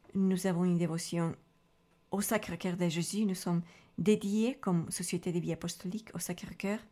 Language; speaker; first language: French; non-native, fluent; Spanish